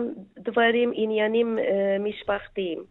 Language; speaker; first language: Hebrew; non-native, fluent; Turkish